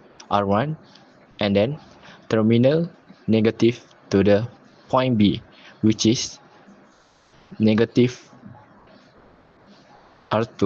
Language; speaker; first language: English; non-native, local second language; Malay